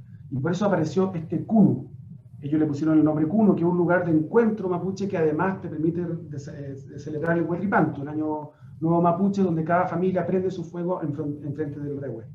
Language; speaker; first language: Spanish; native; Spanish